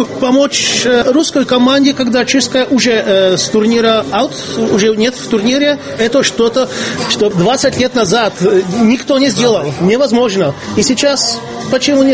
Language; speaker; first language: Russian; non-native, fluent; Czech